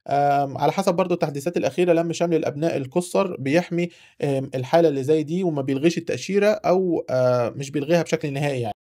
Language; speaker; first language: Arabic; native; Arabic